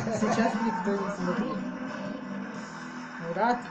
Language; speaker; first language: Russian; non-native, learner; Turkish